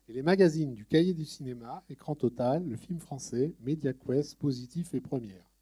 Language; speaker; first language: French; native; French